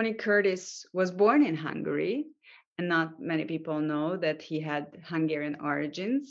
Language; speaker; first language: English; non-native, fluent; Hungarian